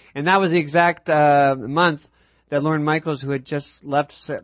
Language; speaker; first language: English; native; English